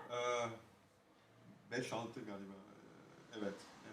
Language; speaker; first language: Turkish; non-native, fluent; French